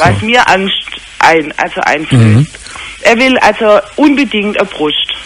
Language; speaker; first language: German; native; German